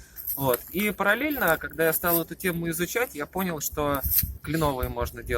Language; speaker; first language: Russian; native; Russian